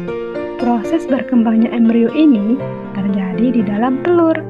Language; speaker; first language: Indonesian; native; Indonesian